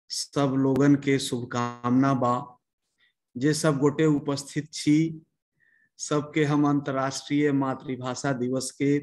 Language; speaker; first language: Hindi; non-native, local second language; Bhojpuri